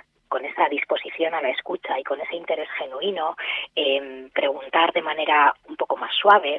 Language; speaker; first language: Spanish; native; Spanish